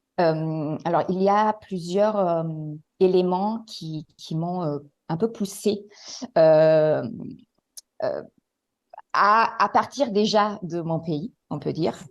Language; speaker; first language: French; non-native, fluent; Italian